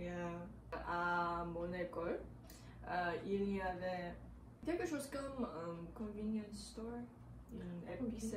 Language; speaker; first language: French; non-native, learner; English